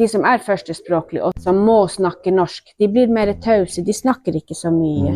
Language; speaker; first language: Norwegian; non-native, local second language; Northern Sami